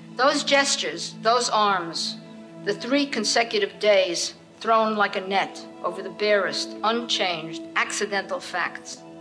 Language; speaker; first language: English; native; English